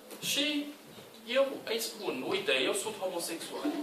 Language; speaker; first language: Romanian; non-native, learner; Portuguese